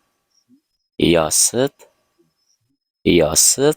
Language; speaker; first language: Filipino; native; Filipino